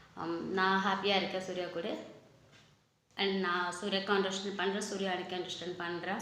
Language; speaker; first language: Tamil; non-native, local second language; Odia